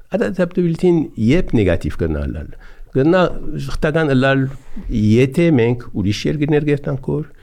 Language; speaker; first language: Armenian; early bilingual, heritage; Armenian